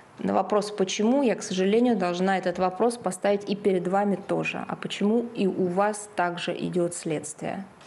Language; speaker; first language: Russian; native; Russian